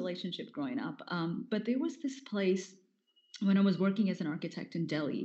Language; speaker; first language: English; non-native, local second language; Hindi